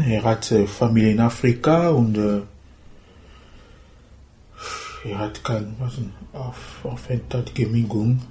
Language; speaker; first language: German; non-native, learner; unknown